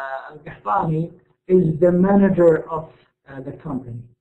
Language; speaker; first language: English; non-native, fluent; Arabic